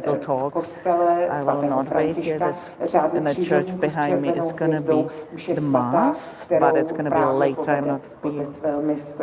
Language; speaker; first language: Czech; native; Czech